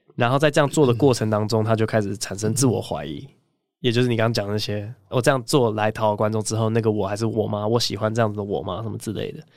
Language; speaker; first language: Chinese; native; Chinese